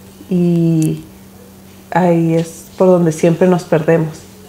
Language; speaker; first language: Spanish; early bilingual, heritage; Spanish